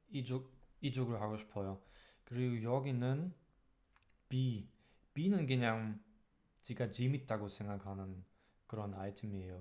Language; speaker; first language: Korean; non-native, learner; German